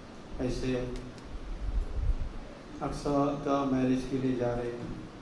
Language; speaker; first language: Hindi; non-native, local second language; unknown